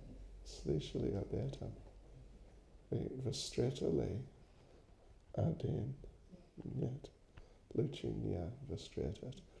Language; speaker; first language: Russian; non-native, learner; English